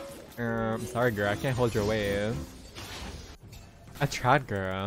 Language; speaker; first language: English; native; English